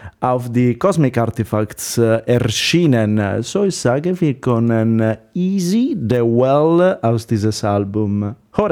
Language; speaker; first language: German; non-native, learner; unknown